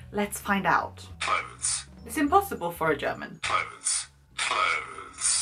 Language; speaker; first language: English; non-native, fluent; German